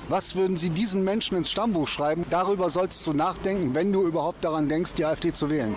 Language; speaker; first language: German; native; German